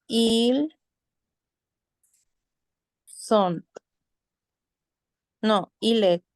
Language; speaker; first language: French; non-native, learner; Spanish